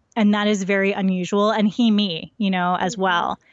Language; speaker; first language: English; native; English